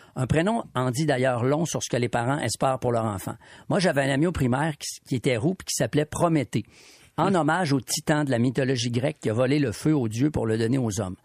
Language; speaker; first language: French; native; French